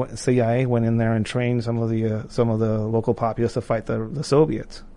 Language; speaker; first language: English; non-native, fluent; Spanish